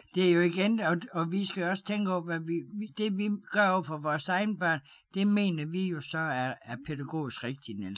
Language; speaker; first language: Danish; native; Danish